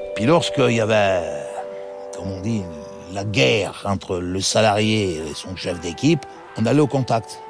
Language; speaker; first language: French; native; French